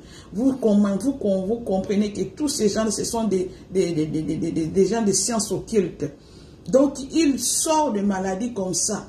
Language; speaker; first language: French; non-native, local second language; Lingala